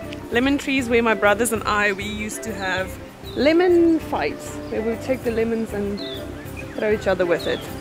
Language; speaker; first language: English; non-native, local second language; Afrikaans